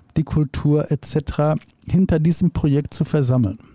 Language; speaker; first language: German; native; German